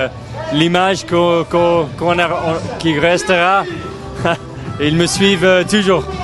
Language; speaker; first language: French; non-native, fluent; English